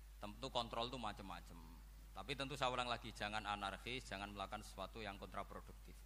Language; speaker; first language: Indonesian; non-native, local second language; Javanese